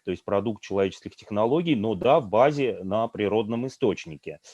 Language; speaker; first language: Russian; native; Russian